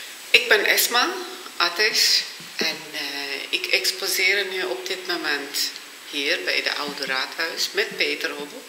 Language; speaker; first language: Dutch; non-native, fluent; Turkish